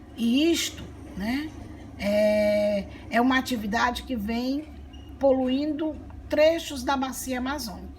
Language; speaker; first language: Portuguese; native; Portuguese